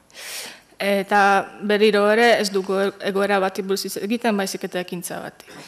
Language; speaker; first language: Basque; non-native, fluent; Polish